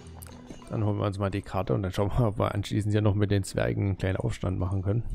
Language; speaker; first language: German; native; German